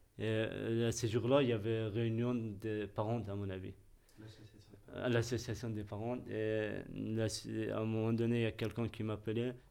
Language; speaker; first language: French; non-native, fluent; Persian